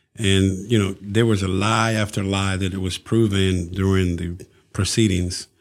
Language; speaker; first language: English; early bilingual, other home language; Spanish